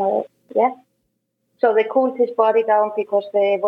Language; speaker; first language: English; non-native, fluent; Icelandic